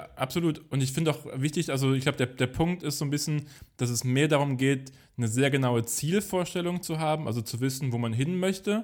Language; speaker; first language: German; native; German